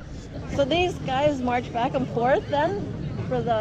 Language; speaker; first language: English; non-native, learner; Vietnamese